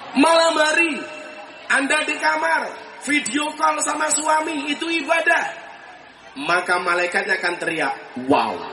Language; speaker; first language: Indonesian; non-native, local second language; Javanese